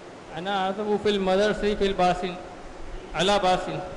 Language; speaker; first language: Arabic; non-native, learner; Urdu